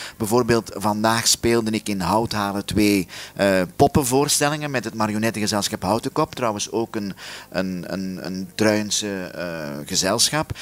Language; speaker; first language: Dutch; native; Dutch